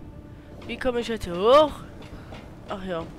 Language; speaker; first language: German; native; German